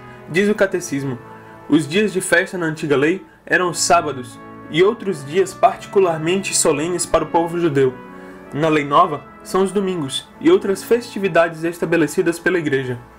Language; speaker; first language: Portuguese; native; Portuguese